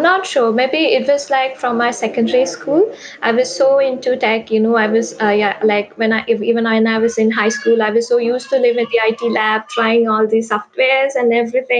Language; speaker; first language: English; non-native, local second language; Sinhala